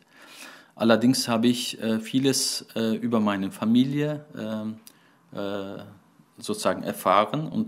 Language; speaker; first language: German; early bilingual, other home language; Turkish